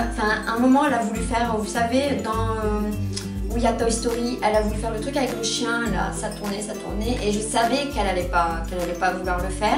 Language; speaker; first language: French; native; French